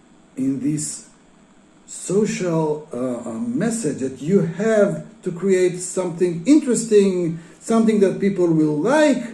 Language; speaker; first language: English; non-native, fluent; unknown